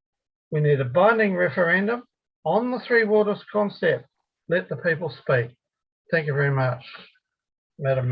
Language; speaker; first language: English; native; English